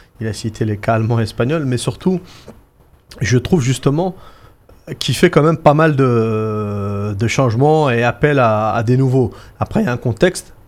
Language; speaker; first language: French; native; French